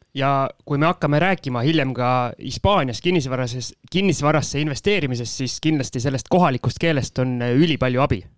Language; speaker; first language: Estonian; native; Estonian